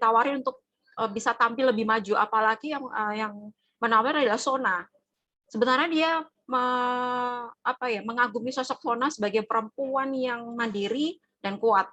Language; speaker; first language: Indonesian; native; Indonesian